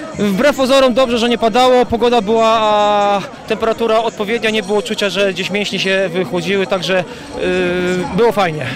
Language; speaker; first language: Polish; native; Polish